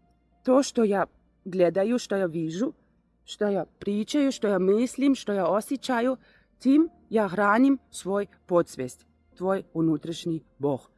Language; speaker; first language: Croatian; non-native, learner; Russian